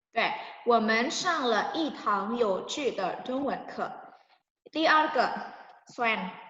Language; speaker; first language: Chinese; non-native, fluent; Indonesian